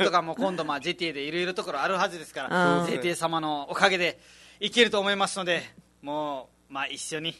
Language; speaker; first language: Japanese; non-native, fluent; Nepali